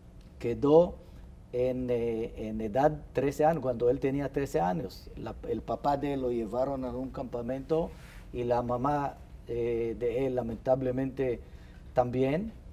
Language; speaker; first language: Spanish; non-native, fluent; Hebrew